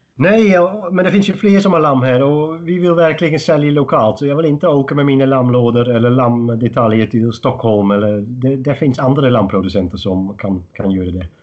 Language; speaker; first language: Swedish; non-native, fluent; Dutch